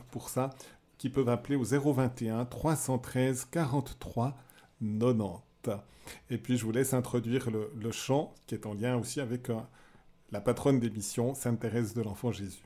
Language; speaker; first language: French; native; French